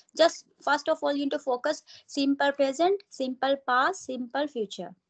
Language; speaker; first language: English; non-native, local second language; Hindi